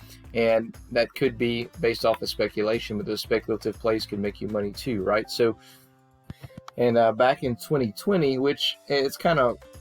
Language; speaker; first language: English; native; English